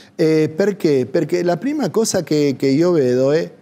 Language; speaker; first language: Italian; non-native, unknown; Spanish